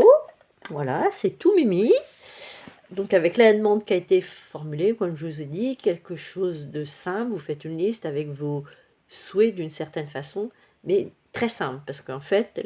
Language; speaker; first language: French; native; French